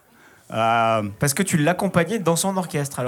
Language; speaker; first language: French; native; French